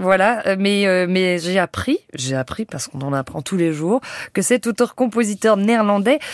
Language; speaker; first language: French; native; French